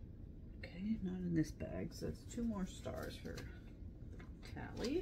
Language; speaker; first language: English; native; English